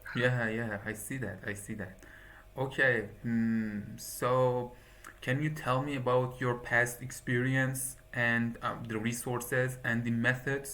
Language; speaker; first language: English; non-native, fluent; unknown